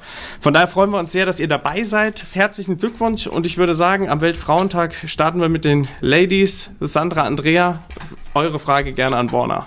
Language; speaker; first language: German; native; German